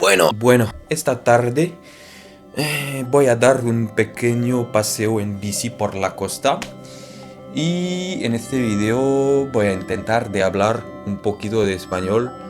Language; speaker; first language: Spanish; non-native, learner; French